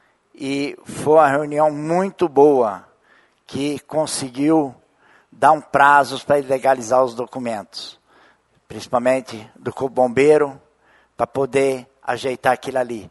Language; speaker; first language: Portuguese; native; Portuguese